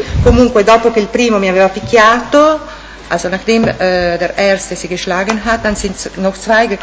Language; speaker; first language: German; non-native, fluent; Italian